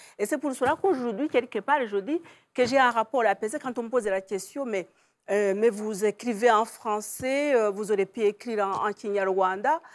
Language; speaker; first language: French; non-native, local second language; Kinyarwanda